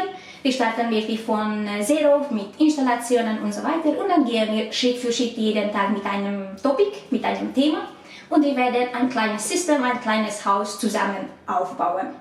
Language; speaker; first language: German; non-native, learner; Hungarian